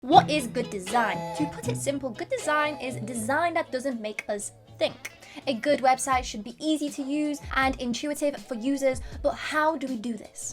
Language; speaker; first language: English; non-native, fluent; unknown